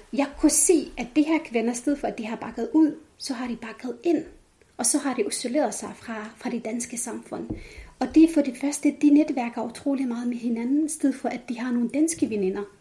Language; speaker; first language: Danish; non-native, fluent; Arabic